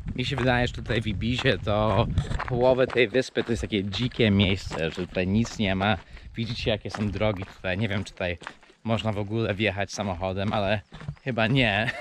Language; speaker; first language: Polish; non-native, fluent; English